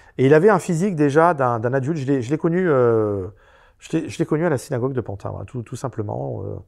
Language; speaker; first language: French; native; French